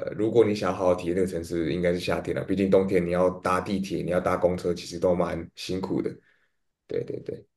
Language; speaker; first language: Chinese; native; Chinese